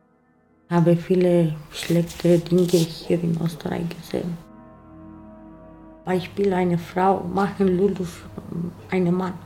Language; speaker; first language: German; non-native, learner; Romanian